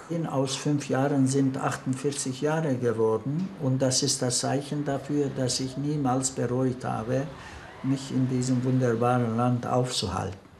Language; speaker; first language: German; non-native, fluent; Turkish